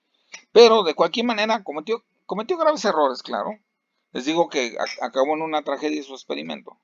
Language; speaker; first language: Spanish; native; Spanish